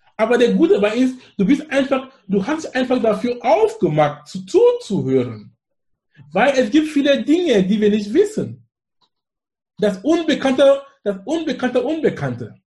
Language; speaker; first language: German; non-native, fluent; English